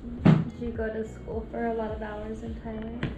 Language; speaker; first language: English; non-native, learner; Thai